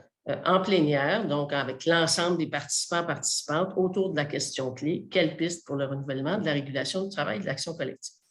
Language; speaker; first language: French; native; French